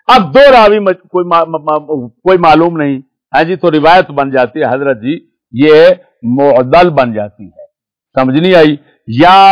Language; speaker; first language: Urdu; native; Urdu